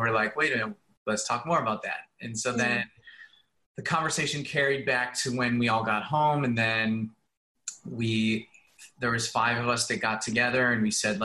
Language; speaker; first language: English; native; English